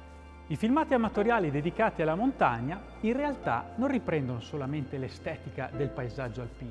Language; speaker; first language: Italian; native; Italian